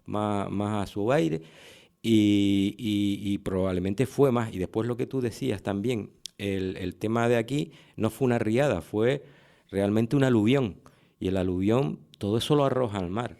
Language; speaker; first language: Spanish; native; Spanish